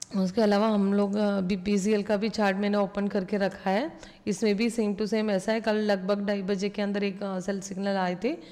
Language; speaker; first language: Hindi; non-native, local second language; Malayalam